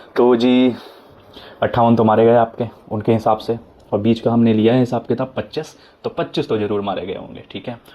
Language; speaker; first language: Hindi; native; Hindi